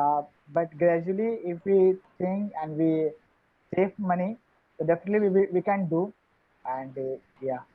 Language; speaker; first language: English; non-native, learner; Hindi